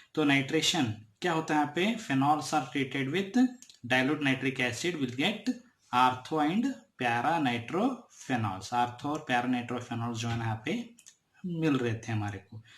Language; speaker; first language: Hindi; non-native, local second language; Kannada